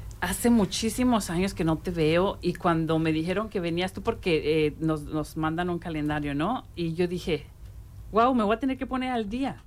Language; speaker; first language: Spanish; native; Spanish